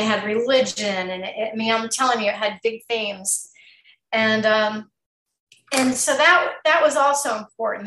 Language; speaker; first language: English; native; English